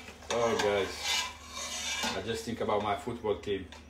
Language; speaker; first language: English; non-native, fluent; Italian